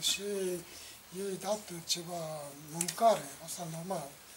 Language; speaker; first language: Romanian; non-native, learner; Japanese